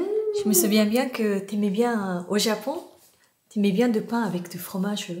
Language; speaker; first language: French; non-native, learner; Japanese